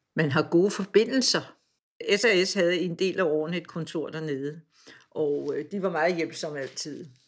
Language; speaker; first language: Danish; native; Danish